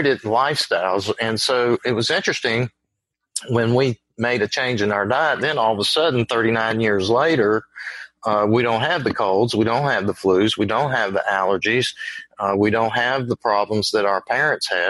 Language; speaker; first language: English; native; English